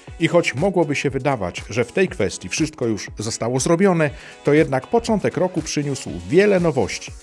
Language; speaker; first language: Polish; native; Polish